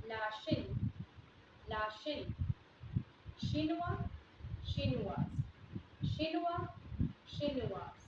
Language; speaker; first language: French; non-native, learner; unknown